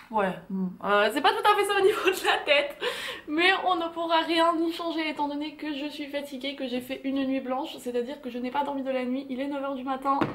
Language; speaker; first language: French; native; French